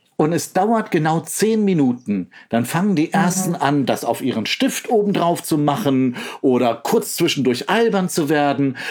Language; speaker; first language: German; native; German